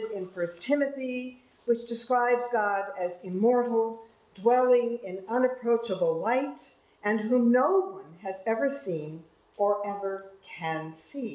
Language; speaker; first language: English; native; English